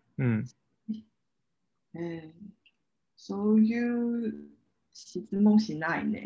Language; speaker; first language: Japanese; non-native, learner; Chinese